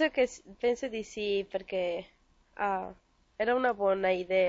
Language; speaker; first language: Italian; non-native, learner; Spanish